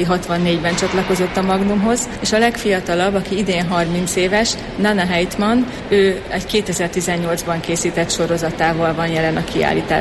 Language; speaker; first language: Hungarian; native; Hungarian